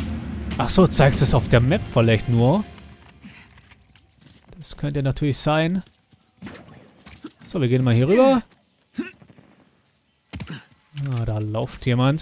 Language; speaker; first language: German; native; German